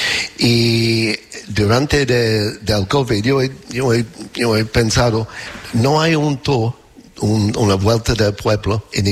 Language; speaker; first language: Spanish; non-native, fluent; English